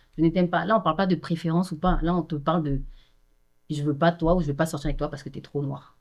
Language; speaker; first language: French; early bilingual, other home language; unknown